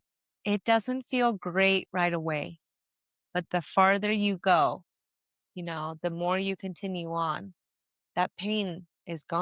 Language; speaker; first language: English; native; English